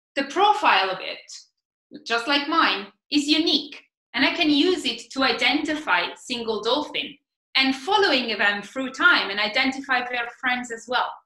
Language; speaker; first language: English; non-native, fluent; Italian